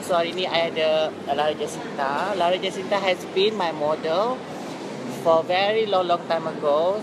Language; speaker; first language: English; non-native, local second language; Malay